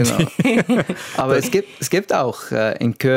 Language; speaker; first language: German; non-native, learner; Arabic